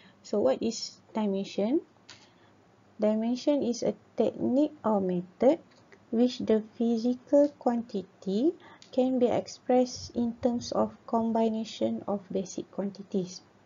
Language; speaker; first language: English; non-native, local second language; Malay